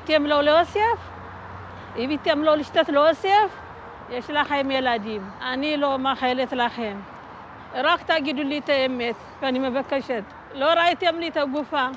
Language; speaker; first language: Hebrew; non-native, learner; Amharic